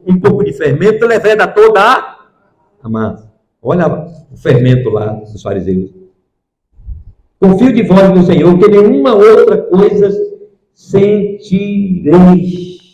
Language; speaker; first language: Portuguese; native; Portuguese